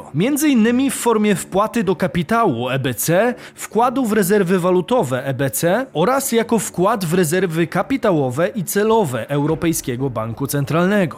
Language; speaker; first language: Polish; native; Polish